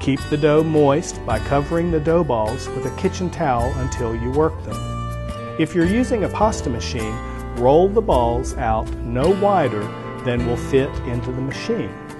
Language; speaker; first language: English; native; English